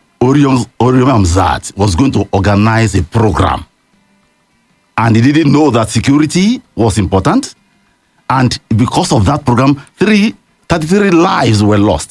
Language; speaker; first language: English; non-native, local second language; Yoruba